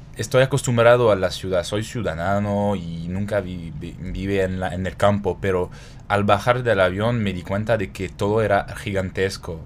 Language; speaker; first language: Spanish; non-native, fluent; French